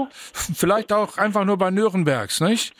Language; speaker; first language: German; native; German